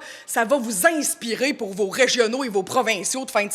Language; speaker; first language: French; native; French